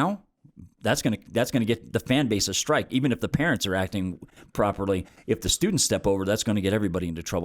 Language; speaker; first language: English; native; English